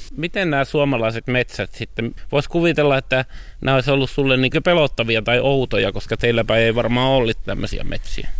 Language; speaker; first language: Finnish; native; Finnish